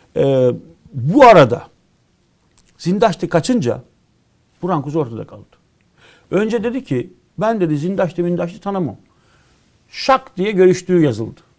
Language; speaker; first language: Turkish; native; Turkish